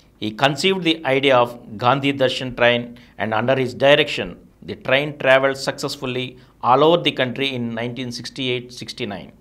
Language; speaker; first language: English; non-native, local second language; Telugu